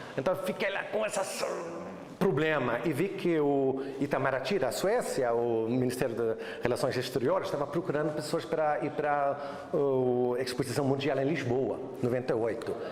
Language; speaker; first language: Portuguese; non-native, fluent; Swedish